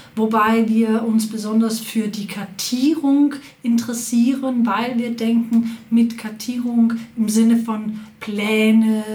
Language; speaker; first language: German; non-native, fluent; Danish